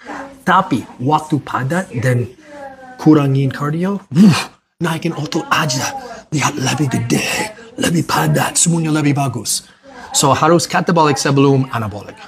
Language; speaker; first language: Indonesian; non-native, learner; English